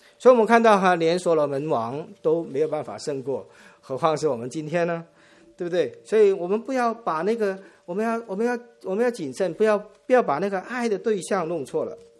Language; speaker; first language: Chinese; non-native, local second language; Cantonese